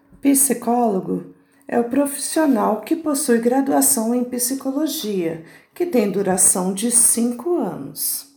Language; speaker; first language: Portuguese; native; Portuguese